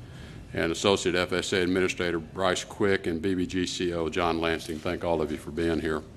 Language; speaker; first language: English; native; English